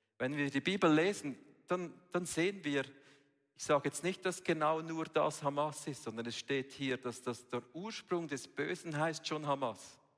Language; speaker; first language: German; native; German